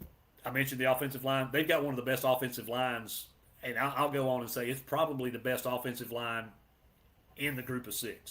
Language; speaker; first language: English; native; English